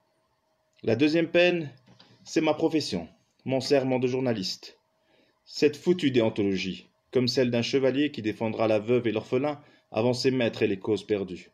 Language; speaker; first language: French; non-native, local second language; Kabyle